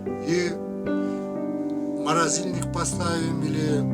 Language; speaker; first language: Russian; non-native, local second language; Kyrgyz